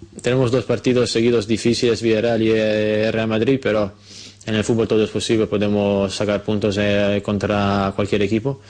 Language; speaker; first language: Spanish; non-native, fluent; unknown